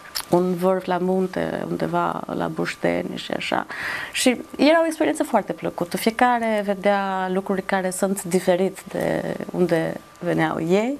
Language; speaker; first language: Romanian; non-native, fluent; Albanian